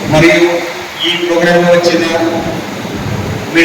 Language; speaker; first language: Telugu; non-native, fluent; Marathi